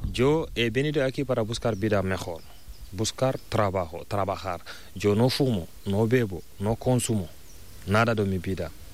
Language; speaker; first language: Spanish; non-native, learner; Fula